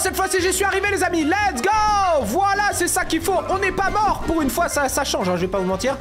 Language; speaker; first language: French; native; French